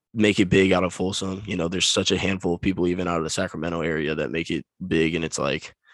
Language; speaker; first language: English; native; English